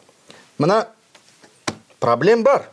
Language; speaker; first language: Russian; non-native, local second language; Crimean Tatar